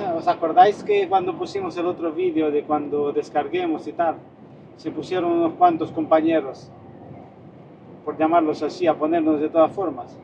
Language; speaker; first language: Spanish; native; Spanish